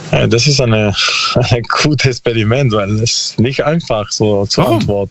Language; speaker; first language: German; non-native, learner; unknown